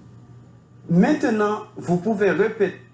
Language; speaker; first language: French; non-native, fluent; Spanish